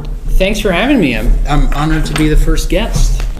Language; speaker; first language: English; native; English